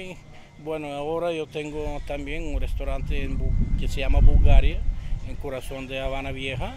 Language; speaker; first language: Spanish; non-native, fluent; Bulgarian